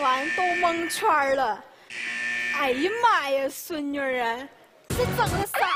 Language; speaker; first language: Chinese; native; Chinese